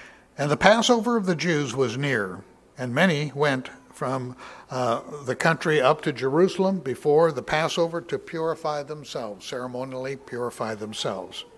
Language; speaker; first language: English; native; English